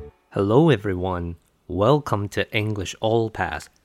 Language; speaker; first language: English; non-native, fluent; Chinese